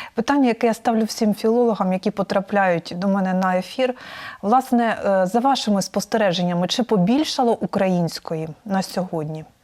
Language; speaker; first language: Ukrainian; native; Ukrainian